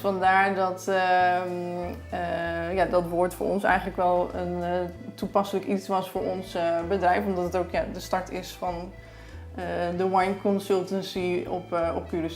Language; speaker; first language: Dutch; native; Dutch